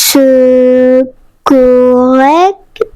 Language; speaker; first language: French; non-native, fluent; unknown